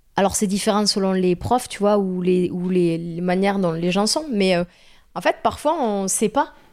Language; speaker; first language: French; native; French